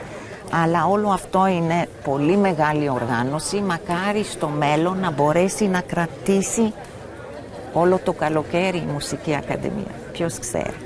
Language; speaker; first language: Greek; non-native, fluent; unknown